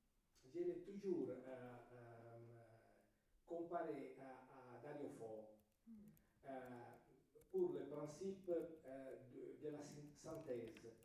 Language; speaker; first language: French; non-native, fluent; Italian